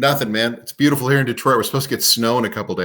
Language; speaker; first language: English; native; English